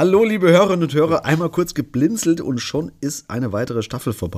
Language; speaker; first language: German; native; German